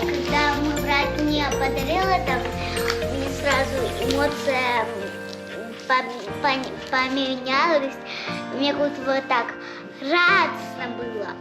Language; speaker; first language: Russian; native; Russian